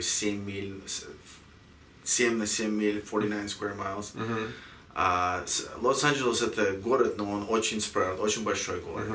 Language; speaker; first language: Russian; early bilingual, heritage; Russian